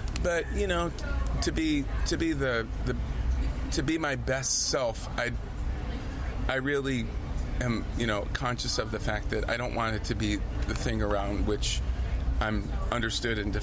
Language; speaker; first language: English; native; English